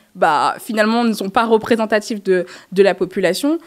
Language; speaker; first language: French; native; French